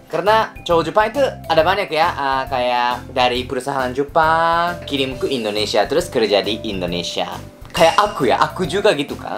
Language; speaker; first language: Indonesian; non-native, learner; Japanese